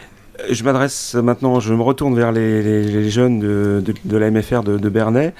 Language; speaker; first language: French; native; French